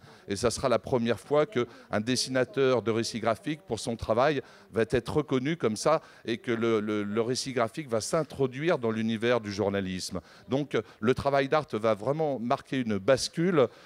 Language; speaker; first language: French; native; French